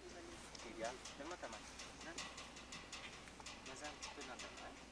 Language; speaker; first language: French; native; French